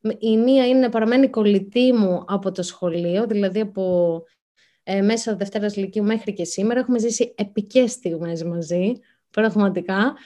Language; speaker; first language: Greek; native; Greek